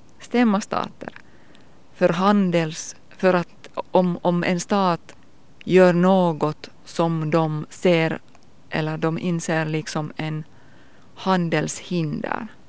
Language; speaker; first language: Swedish; non-native, local second language; Finnish